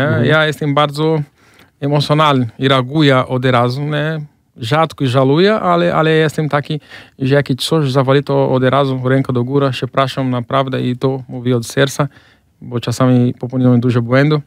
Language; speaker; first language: Polish; non-native, fluent; Portuguese